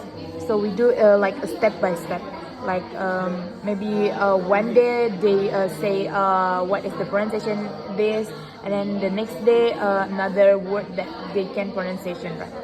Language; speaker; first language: English; non-native, learner; Indonesian